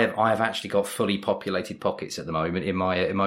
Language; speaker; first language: English; native; English